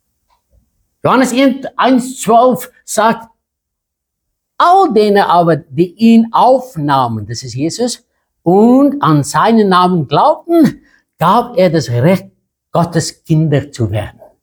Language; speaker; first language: German; non-native, fluent; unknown